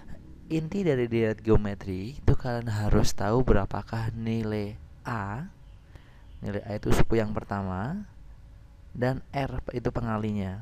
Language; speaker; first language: Indonesian; native; Indonesian